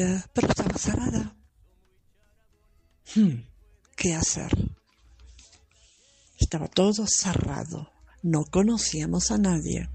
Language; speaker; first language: Spanish; non-native, fluent; German